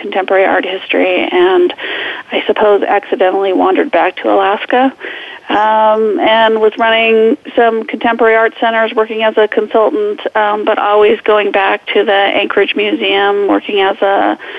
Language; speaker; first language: English; native; English